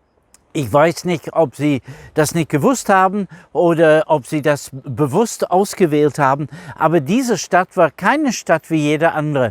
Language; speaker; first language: German; non-native, fluent; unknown